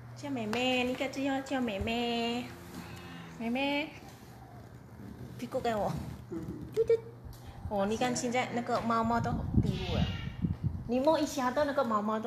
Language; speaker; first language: Chinese; non-native, fluent; Indonesian